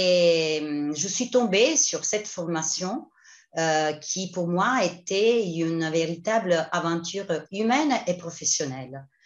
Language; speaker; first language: French; non-native, fluent; Italian